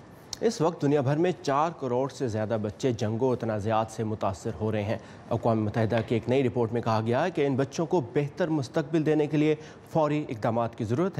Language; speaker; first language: Urdu; native; Urdu